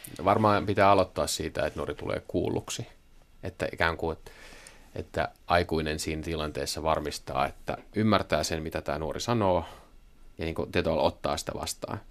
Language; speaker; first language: Finnish; native; Finnish